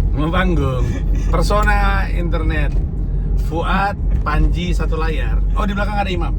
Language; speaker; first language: Indonesian; native; Indonesian